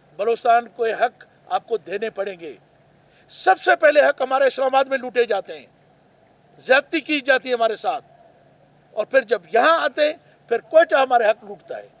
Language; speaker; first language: Urdu; non-native, local second language; Baluchi